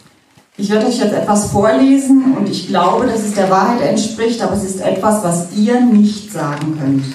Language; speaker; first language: German; native; German